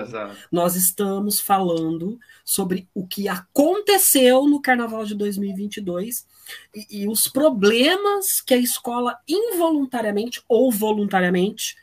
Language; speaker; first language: Portuguese; native; Portuguese